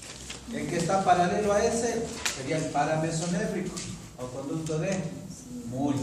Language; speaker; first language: Spanish; native; Spanish